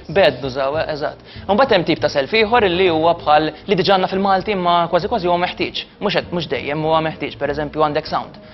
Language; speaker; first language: Maltese; native; Maltese